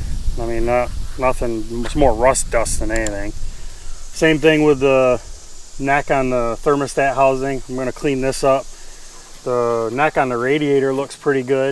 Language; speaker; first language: English; native; English